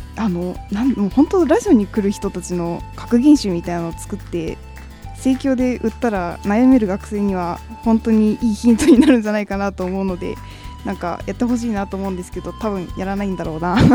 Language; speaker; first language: Japanese; native; Japanese